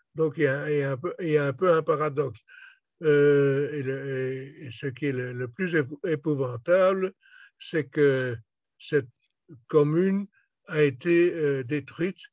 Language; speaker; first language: French; native; French